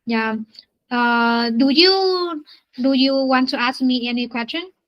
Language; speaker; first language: English; non-native, learner; Vietnamese